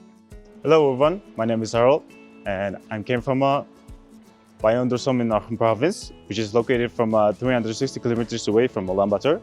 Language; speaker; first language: English; non-native, learner; Mongolian